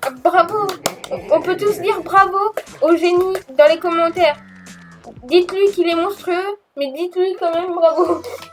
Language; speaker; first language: French; native; French